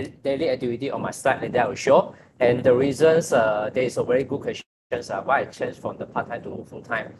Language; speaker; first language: English; non-native, local second language; Chinese